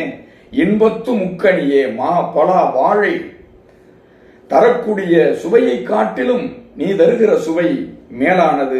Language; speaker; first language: Tamil; native; Tamil